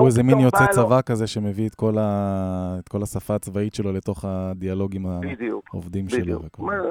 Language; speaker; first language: Hebrew; native; Hebrew